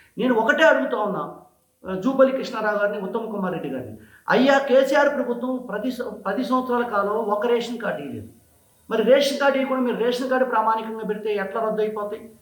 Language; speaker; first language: Telugu; native; Telugu